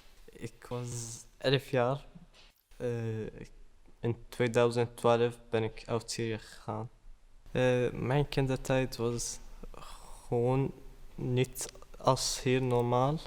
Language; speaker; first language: Dutch; early bilingual, other home language; Arabic